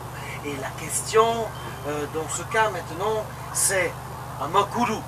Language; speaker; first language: French; non-native, local second language; Luxembourgish